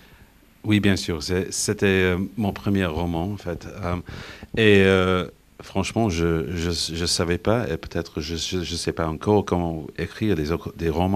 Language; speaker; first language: French; non-native, fluent; English